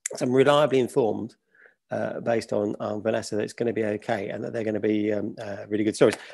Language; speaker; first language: English; native; English